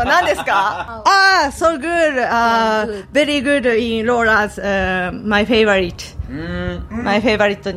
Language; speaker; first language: English; non-native, learner; Japanese